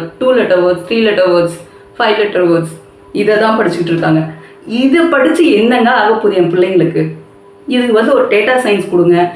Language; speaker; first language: Tamil; non-native, local second language; Telugu